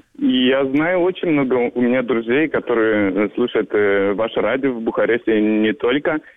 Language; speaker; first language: Russian; non-native, learner; Romanian